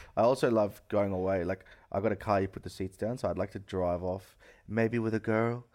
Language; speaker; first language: English; early bilingual, other home language; Hindi